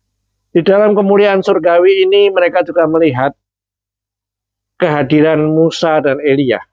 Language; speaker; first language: Indonesian; native; Indonesian